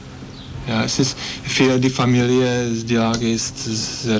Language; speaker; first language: German; non-native, learner; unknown